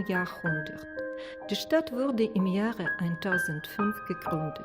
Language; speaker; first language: German; non-native, learner; Russian